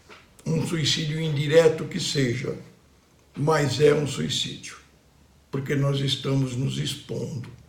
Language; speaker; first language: Portuguese; native; Portuguese